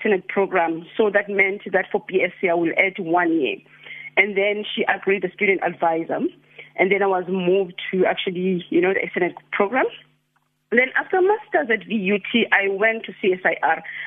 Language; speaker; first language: English; non-native, local second language; Xhosa